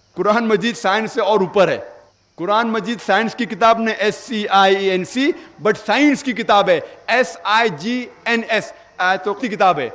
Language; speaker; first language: Urdu; non-native, local second language; Konkani